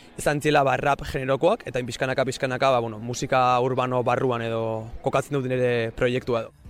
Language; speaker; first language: Basque; native; Basque